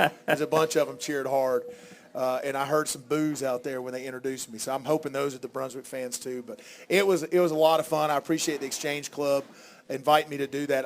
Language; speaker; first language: English; native; English